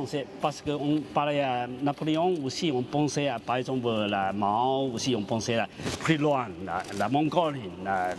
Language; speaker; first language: French; non-native, learner; Chinese